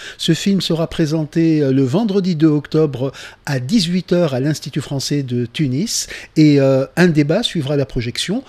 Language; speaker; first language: French; non-native, local second language; Arabic